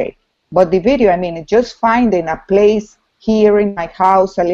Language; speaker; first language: English; non-native, fluent; Spanish